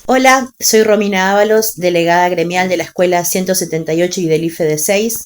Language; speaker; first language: Spanish; native; Spanish